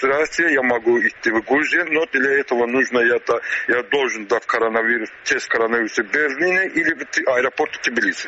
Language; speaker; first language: Russian; non-native, learner; Azerbaijani